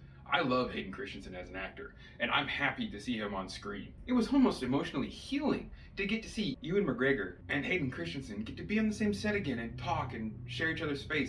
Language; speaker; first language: English; native; English